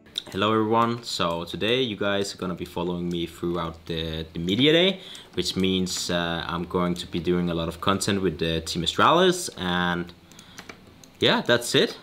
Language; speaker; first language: English; non-native, fluent; Danish